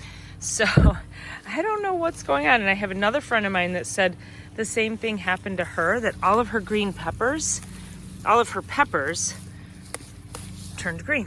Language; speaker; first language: English; native; English